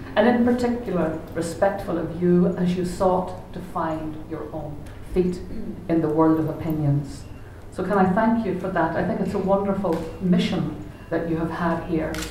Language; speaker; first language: English; native; English